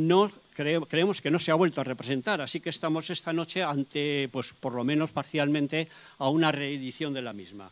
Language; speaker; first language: Spanish; native; Spanish